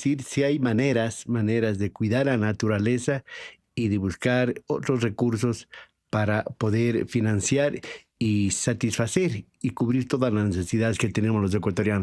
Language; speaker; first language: Spanish; native; Spanish